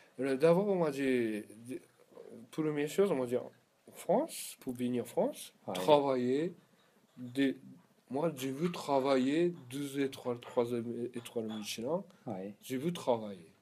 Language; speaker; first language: French; non-native, learner; Japanese